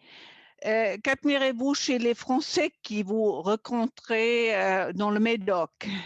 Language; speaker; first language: French; non-native, fluent; German